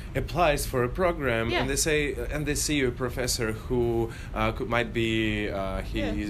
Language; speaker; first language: English; non-native, fluent; Russian